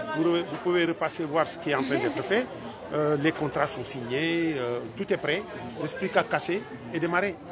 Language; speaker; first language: French; non-native, local second language; Wolof